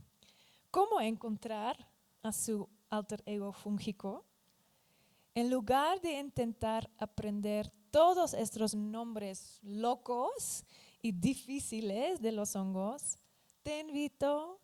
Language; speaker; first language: Spanish; non-native, fluent; Dutch